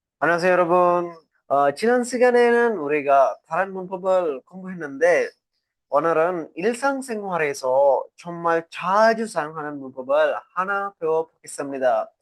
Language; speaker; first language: Korean; non-native, fluent; Sinhala